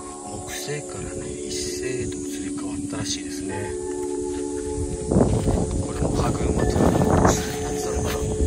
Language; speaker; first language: Japanese; native; Japanese